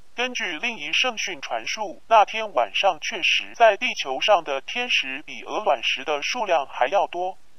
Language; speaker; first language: Chinese; non-native, local second language; Cantonese